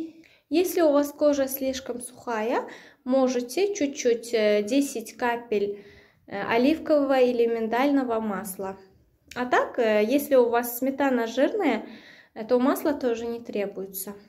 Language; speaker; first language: Russian; non-native, local second language; Uzbek